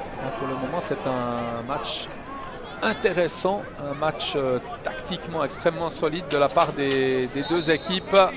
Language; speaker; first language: French; native; French